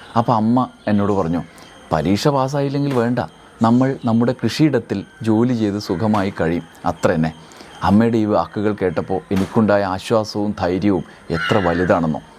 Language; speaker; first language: Malayalam; native; Malayalam